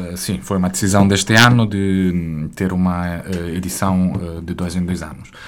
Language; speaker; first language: Portuguese; non-native, fluent; Italian